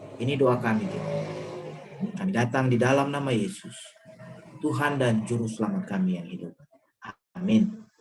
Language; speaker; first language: Indonesian; non-native, local second language; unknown